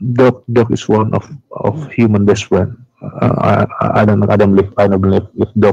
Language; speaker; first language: English; non-native, learner; Indonesian